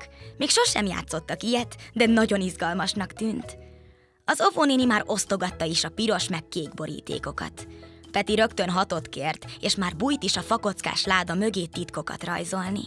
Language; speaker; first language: Hungarian; native; Hungarian